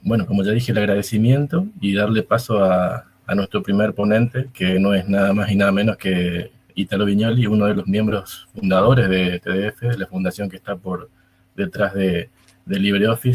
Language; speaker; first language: Spanish; native; Spanish